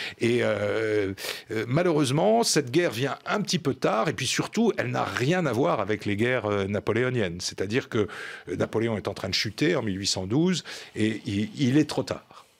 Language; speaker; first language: French; native; French